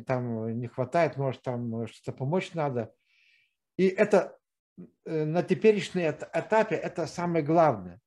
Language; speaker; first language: Russian; non-native, fluent; Lithuanian